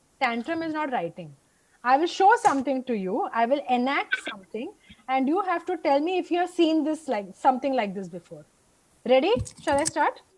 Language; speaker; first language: English; non-native, fluent; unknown